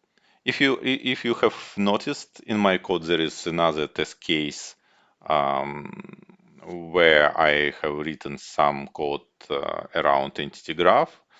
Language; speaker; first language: English; non-native, fluent; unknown